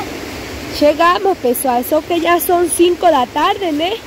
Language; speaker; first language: Portuguese; non-native, local second language; Spanish